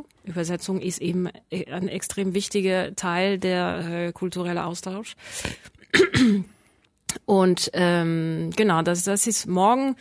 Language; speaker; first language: German; non-native, fluent; French